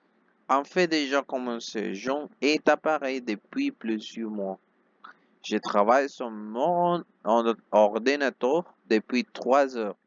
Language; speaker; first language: French; non-native, fluent; Spanish